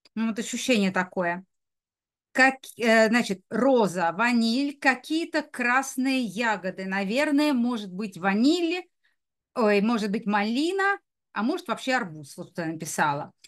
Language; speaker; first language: Russian; native; Russian